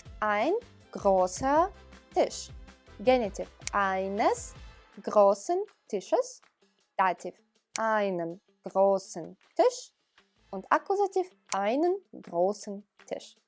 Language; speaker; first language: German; non-native, fluent; Ukrainian